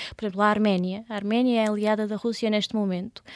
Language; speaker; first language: Portuguese; early bilingual, other home language; Russian